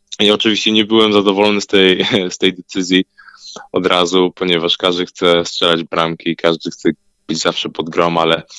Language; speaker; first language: Polish; early bilingual, heritage; Polish